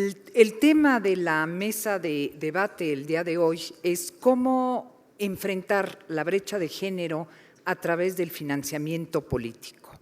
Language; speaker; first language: Spanish; native; Spanish